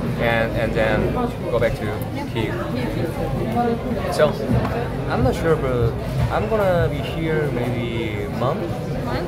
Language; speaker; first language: English; non-native, learner; Korean